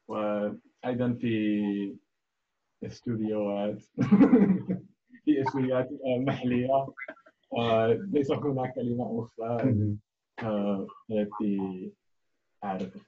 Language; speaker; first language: Arabic; non-native, learner; English